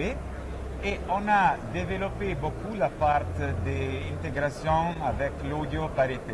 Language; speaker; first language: French; non-native, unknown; Italian